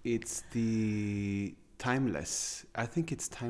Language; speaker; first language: English; non-native, fluent; Italian